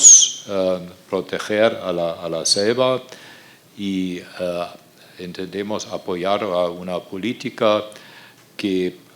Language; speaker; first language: Spanish; non-native, fluent; German